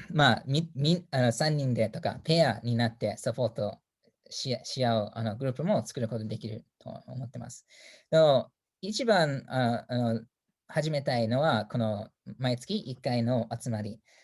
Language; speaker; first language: Japanese; non-native, fluent; English